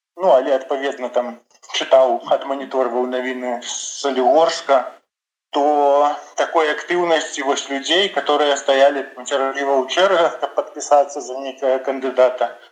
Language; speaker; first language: Belarusian; non-native, local second language; Russian